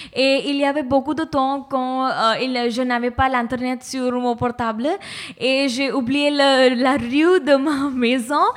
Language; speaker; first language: French; non-native, learner; Hindi